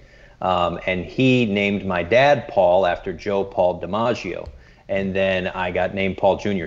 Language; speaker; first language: English; native; English